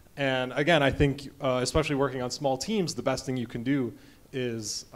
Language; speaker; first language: English; native; English